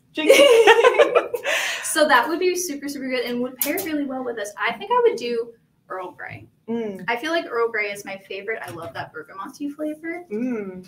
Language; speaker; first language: English; native; English